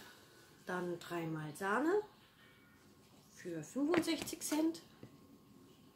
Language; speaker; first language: German; native; German